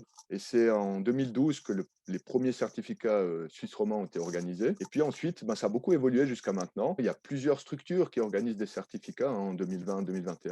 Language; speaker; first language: French; native; French